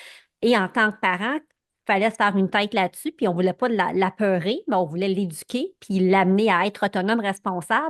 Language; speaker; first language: French; native; French